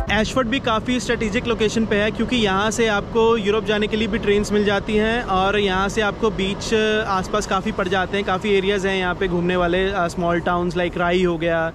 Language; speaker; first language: Hindi; native; Hindi